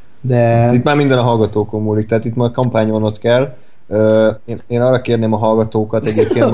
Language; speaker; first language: Hungarian; native; Hungarian